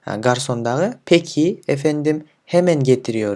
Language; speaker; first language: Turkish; non-native, fluent; Kyrgyz